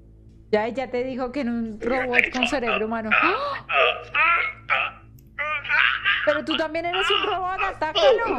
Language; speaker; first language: Spanish; native; Spanish